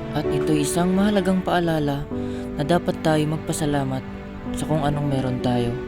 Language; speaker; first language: Filipino; non-native, local second language; Chavacano